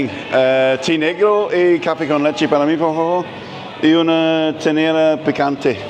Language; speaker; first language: Spanish; non-native, learner; English